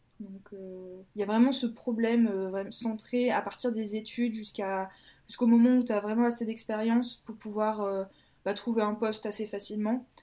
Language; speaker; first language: French; native; French